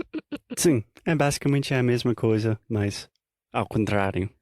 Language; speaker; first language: Portuguese; non-native, fluent; English